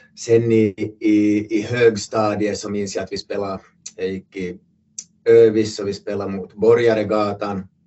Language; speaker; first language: Swedish; native; Swedish